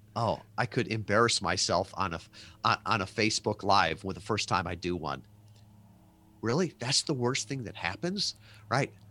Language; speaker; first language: English; native; English